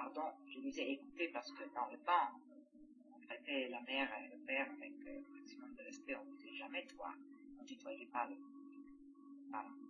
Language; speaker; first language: French; non-native, fluent; Greek